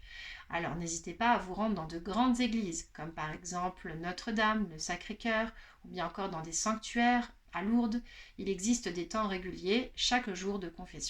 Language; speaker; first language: French; native; French